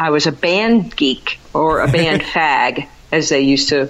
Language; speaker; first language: English; native; English